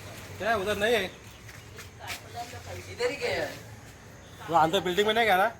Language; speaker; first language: Hindi; non-native, local second language; Marathi